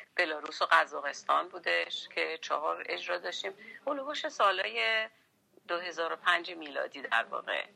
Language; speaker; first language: Persian; native; Persian